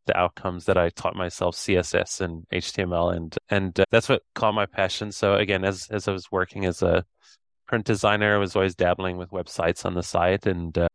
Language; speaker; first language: English; native; English